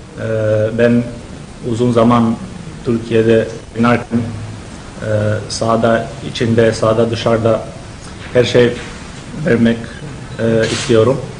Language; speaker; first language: Turkish; non-native, learner; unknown